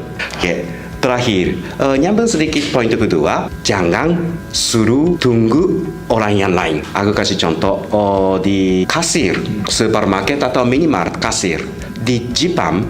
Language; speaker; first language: Indonesian; non-native, fluent; Japanese